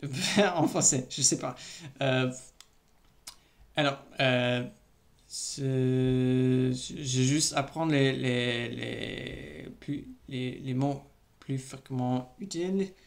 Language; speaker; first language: French; non-native, learner; English